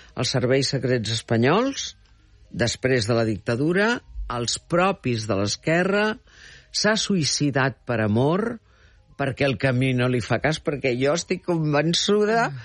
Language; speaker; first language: Catalan; early bilingual, heritage; Catalan